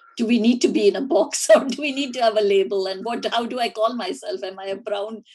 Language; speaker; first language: English; non-native, local second language; Hindi